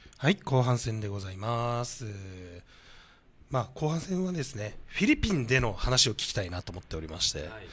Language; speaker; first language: Japanese; native; Japanese